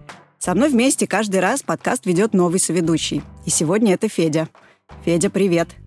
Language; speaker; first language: Russian; native; Russian